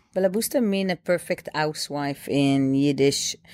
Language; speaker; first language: English; non-native, fluent; Hebrew